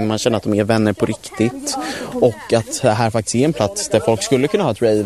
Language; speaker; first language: Swedish; native; Swedish